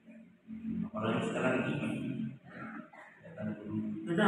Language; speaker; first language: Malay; non-native, local second language; Javanese